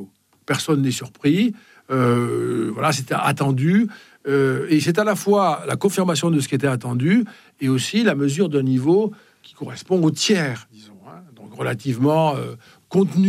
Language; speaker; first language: French; native; French